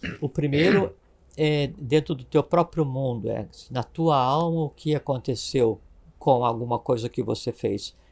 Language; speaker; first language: Portuguese; native; Portuguese